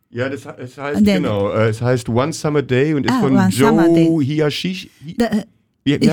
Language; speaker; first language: German; native; German